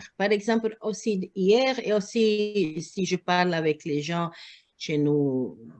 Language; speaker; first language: French; non-native, learner; Croatian